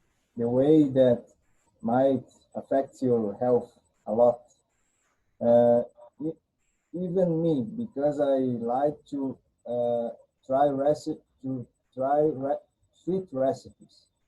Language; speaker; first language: English; non-native, learner; Portuguese